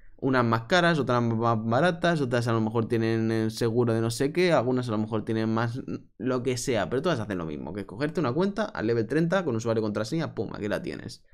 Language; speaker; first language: Spanish; native; Spanish